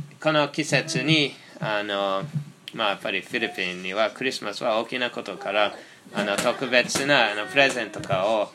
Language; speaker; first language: Japanese; non-native, fluent; English